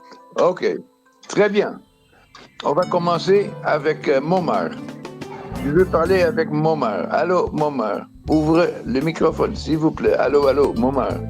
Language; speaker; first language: French; non-native, fluent; Dutch